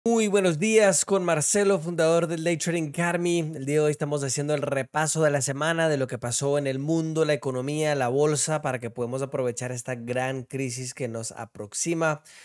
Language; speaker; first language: Spanish; early bilingual, heritage; Spanish